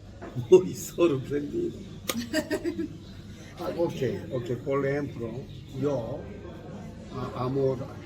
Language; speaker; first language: Spanish; non-native, learner; Korean